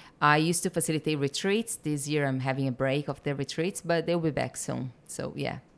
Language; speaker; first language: English; non-native, fluent; Portuguese